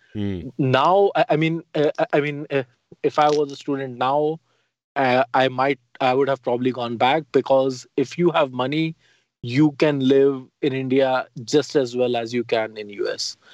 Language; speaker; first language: English; non-native, local second language; Hindi